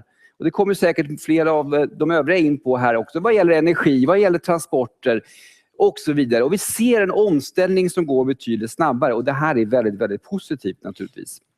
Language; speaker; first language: Swedish; native; Swedish